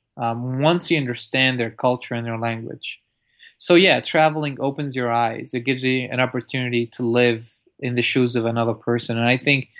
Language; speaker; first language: English; early bilingual, other home language; Arabic